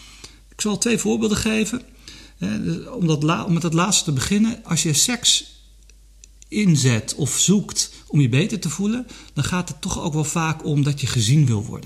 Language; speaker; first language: Dutch; native; Dutch